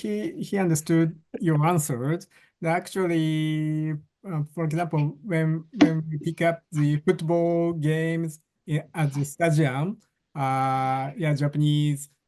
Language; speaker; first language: English; non-native, fluent; Japanese